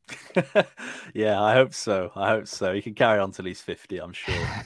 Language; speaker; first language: English; native; English